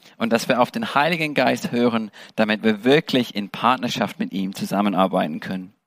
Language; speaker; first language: German; non-native, fluent; English